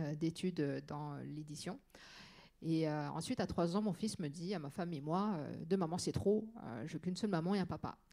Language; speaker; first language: French; native; French